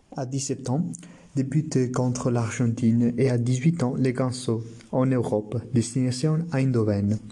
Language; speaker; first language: French; non-native, learner; Italian